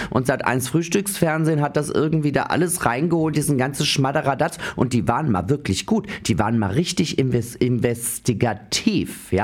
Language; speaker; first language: German; native; German